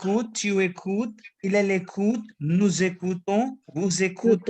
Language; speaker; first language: French; non-native, fluent; Hindi